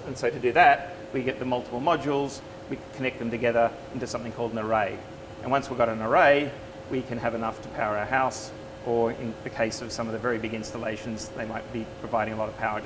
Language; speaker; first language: English; native; English